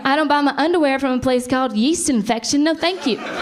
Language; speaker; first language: English; native; English